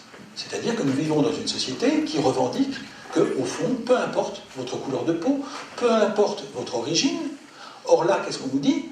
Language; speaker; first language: French; native; French